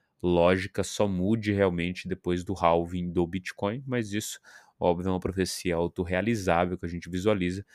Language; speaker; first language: Portuguese; native; Portuguese